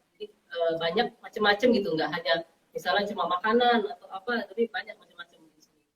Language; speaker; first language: Indonesian; native; Indonesian